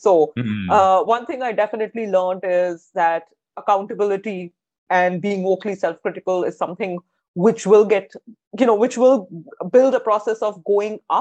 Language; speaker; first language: English; non-native, local second language; Hindi